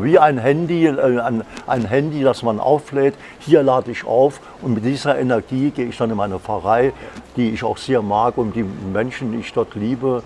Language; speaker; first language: German; native; German